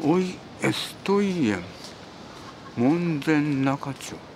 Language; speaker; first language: Spanish; non-native, learner; Japanese